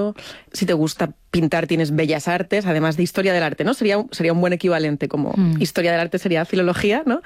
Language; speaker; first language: Spanish; native; Spanish